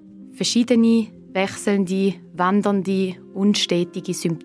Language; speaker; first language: German; native; German